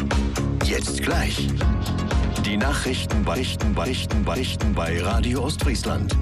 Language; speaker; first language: German; native; German